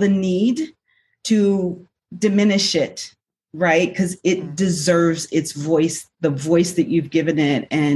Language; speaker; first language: English; native; English